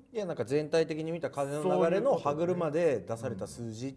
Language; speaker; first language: Japanese; native; Japanese